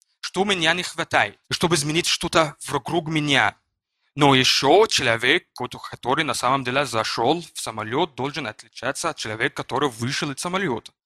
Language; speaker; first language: Russian; non-native, learner; Arabic